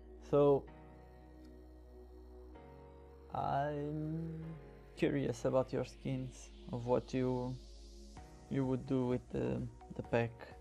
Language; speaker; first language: English; non-native, fluent; Portuguese